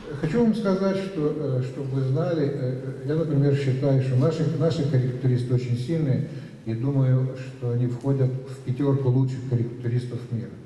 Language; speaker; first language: Russian; native; Russian